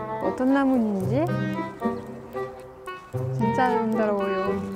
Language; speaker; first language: Korean; non-native, learner; French